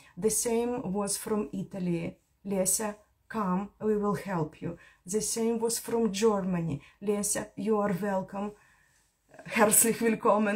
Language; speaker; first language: English; non-native, fluent; Ukrainian